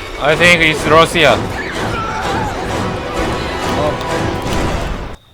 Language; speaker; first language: English; non-native, learner; Korean